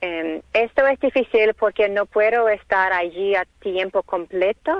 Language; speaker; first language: Spanish; non-native, learner; English